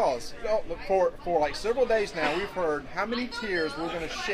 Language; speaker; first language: English; native; English